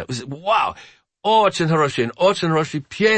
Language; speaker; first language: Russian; non-native, learner; English